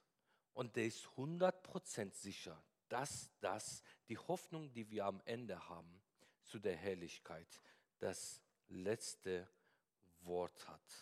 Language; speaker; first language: German; non-native, fluent; Persian